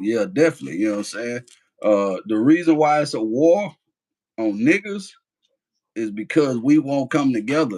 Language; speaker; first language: English; native; English